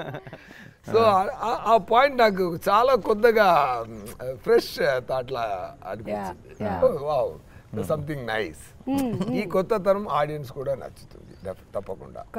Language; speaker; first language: Telugu; non-native, local second language; Tamil